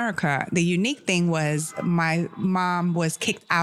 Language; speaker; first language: English; early bilingual, other home language; German